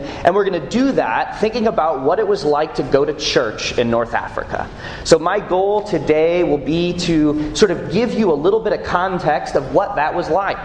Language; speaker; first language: English; native; English